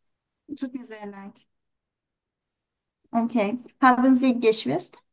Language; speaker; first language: German; non-native, learner; Turkish